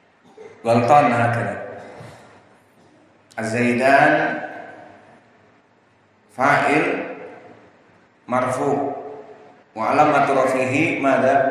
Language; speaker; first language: Arabic; non-native, fluent; Indonesian